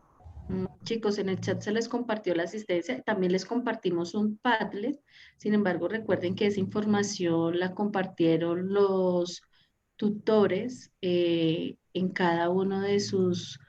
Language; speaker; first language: Spanish; native; Spanish